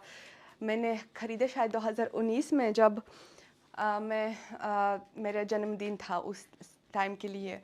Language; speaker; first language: Hindi; non-native, fluent; Russian